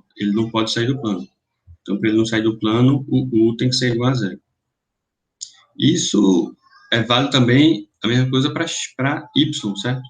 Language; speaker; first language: Portuguese; native; Portuguese